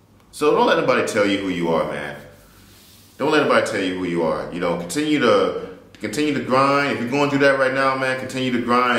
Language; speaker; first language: English; native; English